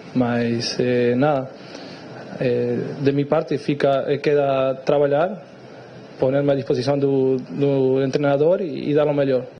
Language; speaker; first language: Portuguese; non-native, fluent; Spanish